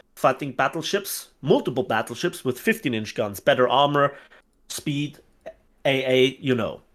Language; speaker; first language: English; non-native, fluent; German